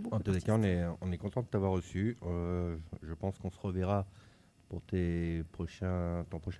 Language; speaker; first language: French; native; French